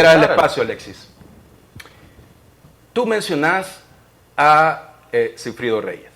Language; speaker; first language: Spanish; native; Spanish